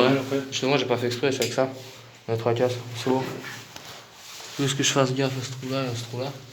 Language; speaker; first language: French; native; French